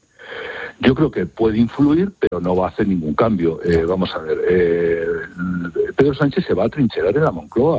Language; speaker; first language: Spanish; native; Spanish